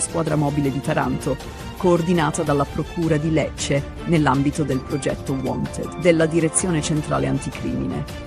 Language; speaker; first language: Italian; native; Italian